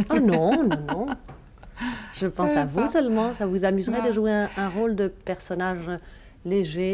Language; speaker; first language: French; native; French